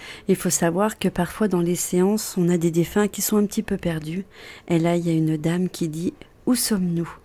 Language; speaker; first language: French; native; French